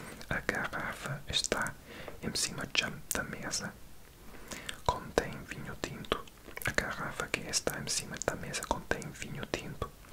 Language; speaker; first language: Portuguese; non-native, learner; English